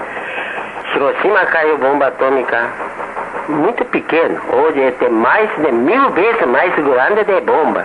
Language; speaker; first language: Portuguese; non-native, learner; Japanese